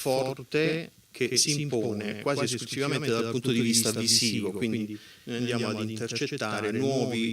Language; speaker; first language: Italian; native; Italian